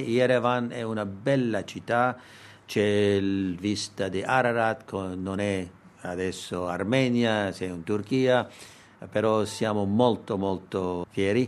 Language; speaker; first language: Italian; non-native, learner; Armenian